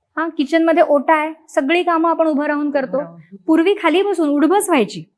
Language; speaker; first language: Marathi; native; Marathi